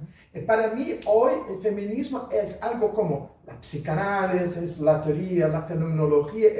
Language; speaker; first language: Spanish; non-native, fluent; Portuguese